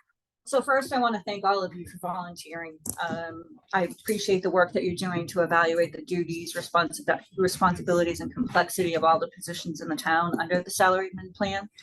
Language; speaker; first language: English; native; English